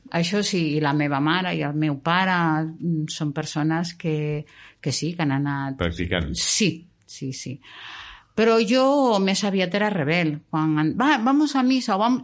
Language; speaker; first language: Catalan; non-native, local second language; Spanish